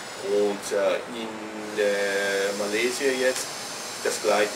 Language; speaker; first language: German; non-native, fluent; English